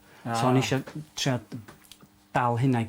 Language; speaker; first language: Welsh; native; Welsh